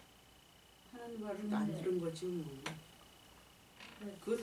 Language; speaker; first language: Korean; native; Korean